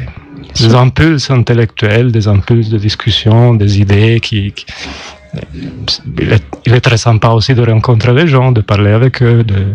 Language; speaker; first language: French; non-native, local second language; German